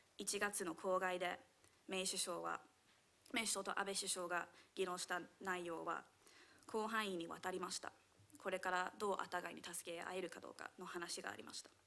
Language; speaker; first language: Japanese; non-native, fluent; English